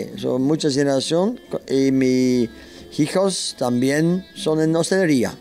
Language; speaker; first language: Spanish; non-native, learner; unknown